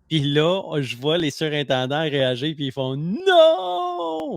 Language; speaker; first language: French; native; French